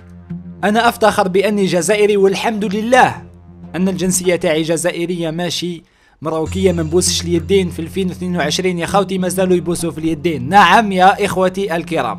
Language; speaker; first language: Arabic; native; Arabic